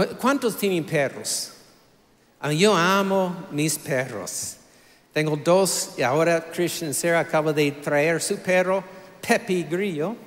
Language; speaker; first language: Spanish; non-native, fluent; English